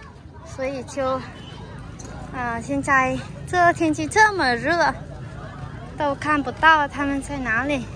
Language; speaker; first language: Chinese; non-native, fluent; Vietnamese